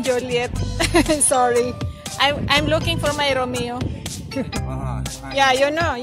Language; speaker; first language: English; non-native, local second language; Cebuano